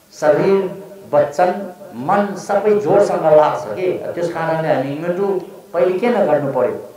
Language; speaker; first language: Nepali; non-native, local second language; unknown